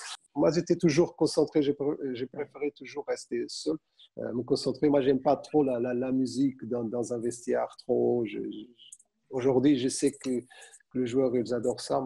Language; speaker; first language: French; non-native, fluent; Portuguese